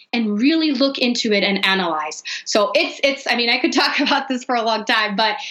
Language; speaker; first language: English; non-native, fluent; Portuguese